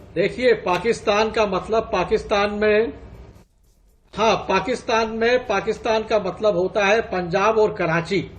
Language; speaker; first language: Hindi; native; Hindi